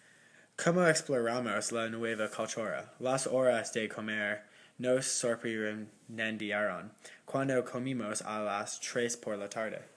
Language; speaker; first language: Spanish; non-native, learner; English